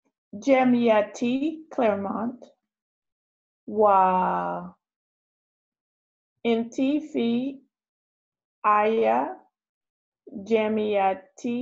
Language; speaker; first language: Arabic; non-native, learner; English